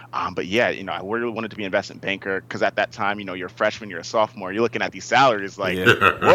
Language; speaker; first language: English; native; English